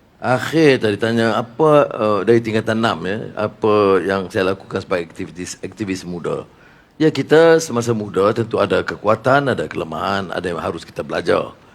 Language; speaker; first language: Malay; native; Malay